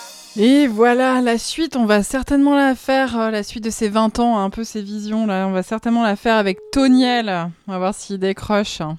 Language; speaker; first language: French; native; French